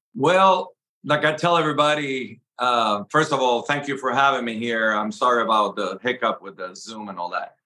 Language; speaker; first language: English; early bilingual, other home language; Spanish